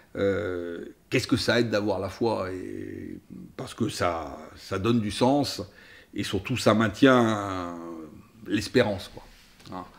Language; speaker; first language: French; native; French